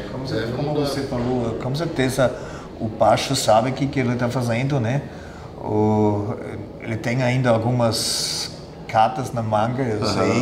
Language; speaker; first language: Portuguese; non-native, fluent; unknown